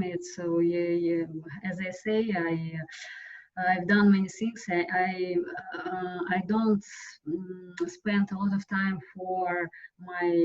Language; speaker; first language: English; non-native, learner; Russian